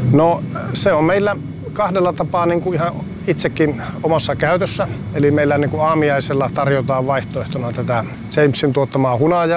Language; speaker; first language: Finnish; native; Finnish